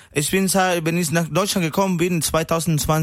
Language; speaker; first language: German; non-native, learner; Spanish